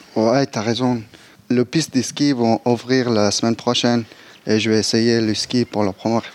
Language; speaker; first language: French; non-native, learner; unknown